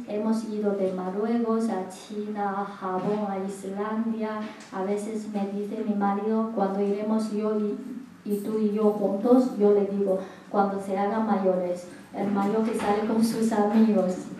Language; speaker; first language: Spanish; non-native, learner; Chinese